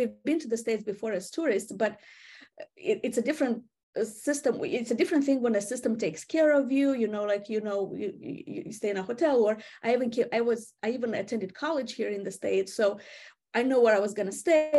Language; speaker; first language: English; non-native, fluent; Romanian